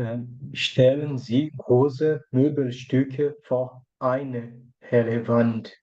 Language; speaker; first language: German; non-native, learner; Portuguese